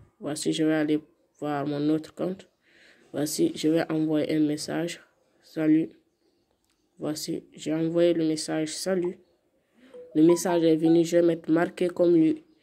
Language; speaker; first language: French; non-native, local second language; Fula